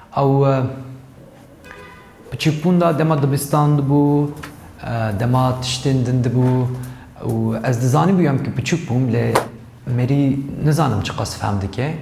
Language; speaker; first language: Kurdish; non-native, local second language; Turkish